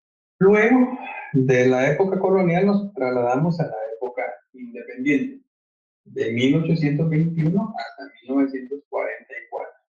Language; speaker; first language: Spanish; native; Spanish